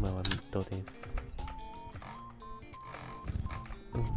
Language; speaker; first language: Japanese; non-native, learner; Chinese